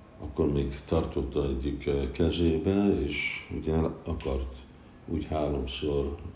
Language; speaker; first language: Hungarian; early bilingual, heritage; Hungarian